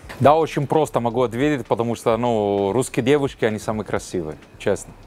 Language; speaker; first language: Russian; non-native, fluent; Italian